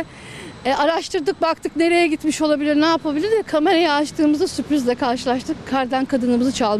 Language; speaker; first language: Turkish; native; Turkish